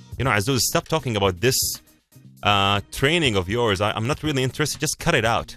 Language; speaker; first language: English; non-native, fluent; Arabic